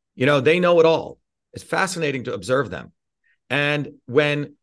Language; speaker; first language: English; early bilingual, other home language; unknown